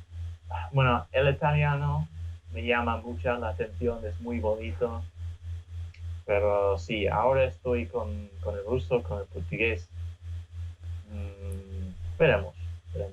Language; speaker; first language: Spanish; non-native, fluent; English